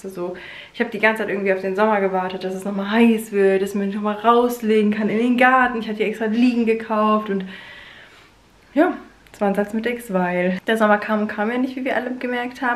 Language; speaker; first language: German; native; German